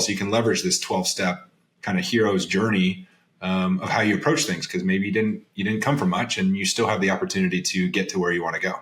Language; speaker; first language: English; native; English